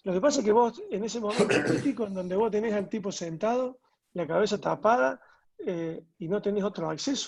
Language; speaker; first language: Spanish; native; Spanish